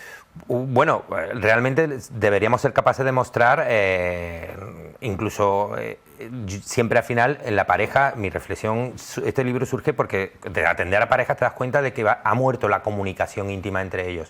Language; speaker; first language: Spanish; native; Spanish